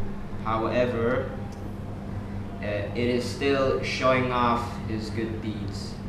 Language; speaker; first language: English; non-native, fluent; Indonesian